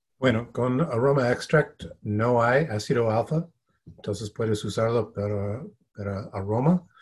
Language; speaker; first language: Spanish; non-native, fluent; English